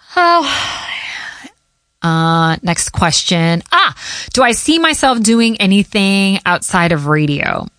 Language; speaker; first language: English; early bilingual, other home language; Portuguese